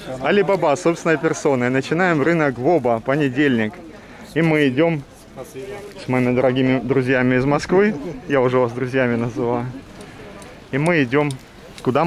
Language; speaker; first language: Russian; native; Russian